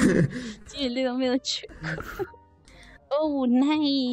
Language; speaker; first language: English; non-native, learner; Spanish